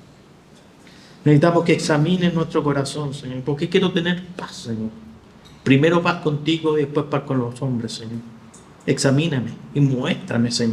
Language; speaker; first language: Spanish; native; Spanish